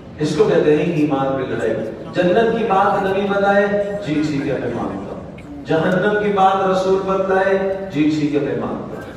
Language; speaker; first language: Urdu; native; Urdu